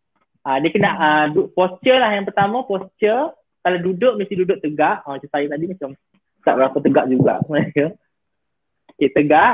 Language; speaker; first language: Malay; native; Malay